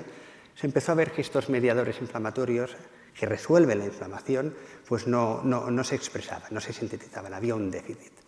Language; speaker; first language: Spanish; native; Spanish